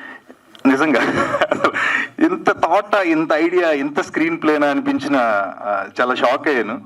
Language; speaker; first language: Telugu; native; Telugu